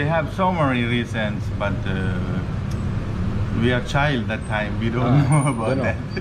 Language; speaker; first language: English; non-native, learner; Tamil